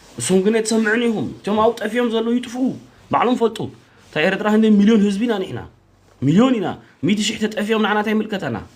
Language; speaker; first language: Tigrinya; early bilingual, heritage; Tigrinya